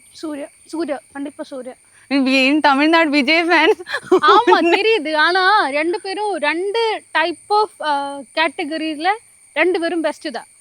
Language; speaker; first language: Tamil; non-native, learner; Malayalam